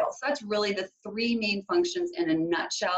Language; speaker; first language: English; native; English